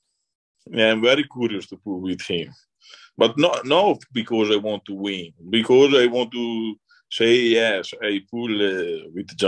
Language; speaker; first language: English; non-native, learner; Italian